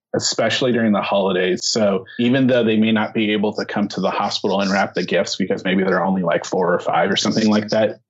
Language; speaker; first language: English; native; English